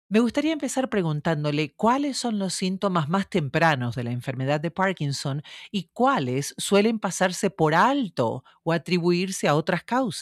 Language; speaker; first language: Spanish; native; Spanish